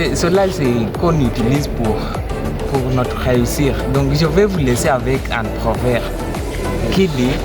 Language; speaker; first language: French; non-native, learner; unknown